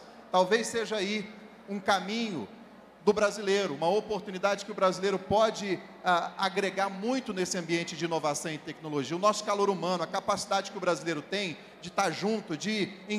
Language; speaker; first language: Portuguese; native; Portuguese